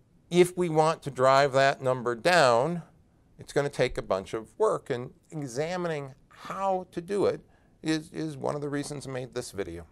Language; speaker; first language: English; native; English